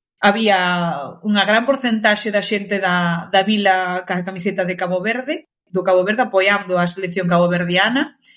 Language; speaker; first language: Galician; early bilingual, other home language; Kabuverdianu